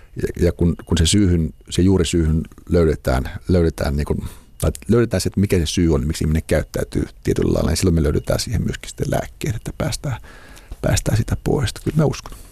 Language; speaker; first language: Finnish; native; Finnish